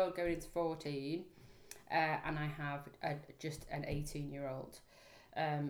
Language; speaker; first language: English; native; English